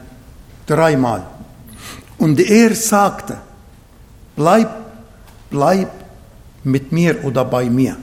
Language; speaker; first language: German; non-native, fluent; Arabic